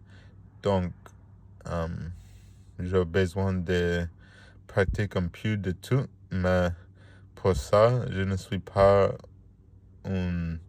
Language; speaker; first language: French; non-native, learner; Spanish